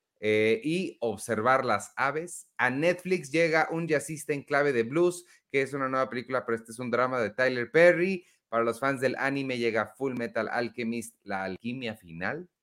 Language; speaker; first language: Spanish; native; Spanish